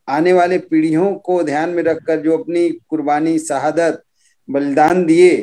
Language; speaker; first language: Hindi; native; Hindi